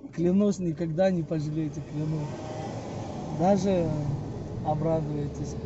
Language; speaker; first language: Russian; non-native, local second language; Tajik